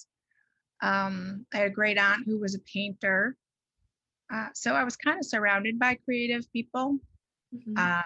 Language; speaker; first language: English; native; English